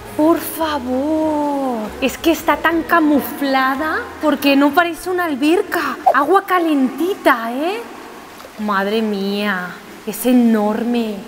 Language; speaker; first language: Spanish; native; Spanish